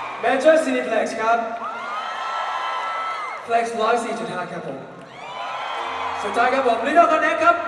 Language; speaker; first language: Thai; native; Thai